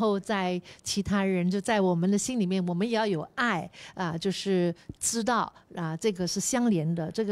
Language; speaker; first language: Chinese; native; Chinese